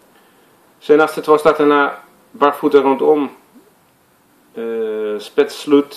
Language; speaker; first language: Swedish; non-native, learner; Dutch